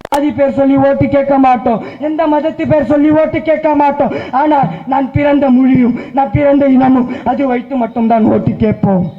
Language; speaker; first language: Tamil; non-native, local second language; Urdu